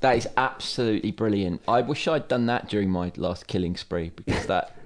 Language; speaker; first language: English; native; English